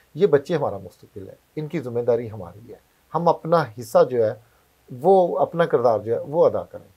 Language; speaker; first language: Urdu; non-native, local second language; Punjabi